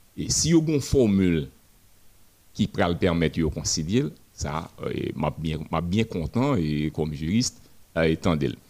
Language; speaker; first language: French; non-native, local second language; Haitian Creole